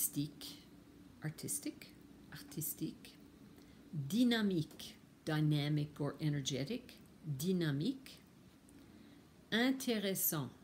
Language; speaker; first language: French; non-native, fluent; English